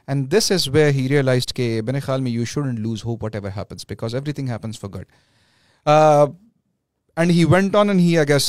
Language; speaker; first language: English; non-native, local second language; Pashto